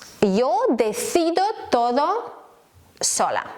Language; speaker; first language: Spanish; non-native, learner; Ukrainian